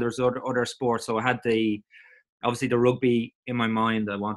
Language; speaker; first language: English; native; English